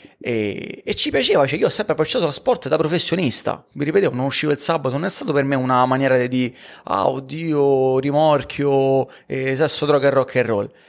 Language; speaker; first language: Italian; native; Italian